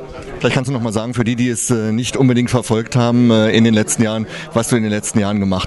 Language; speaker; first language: German; native; German